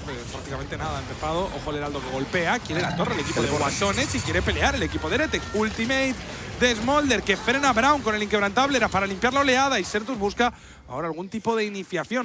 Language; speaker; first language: Spanish; native; Spanish